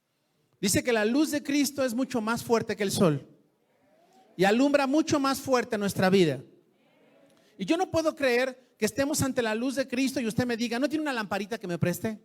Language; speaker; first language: Spanish; native; Spanish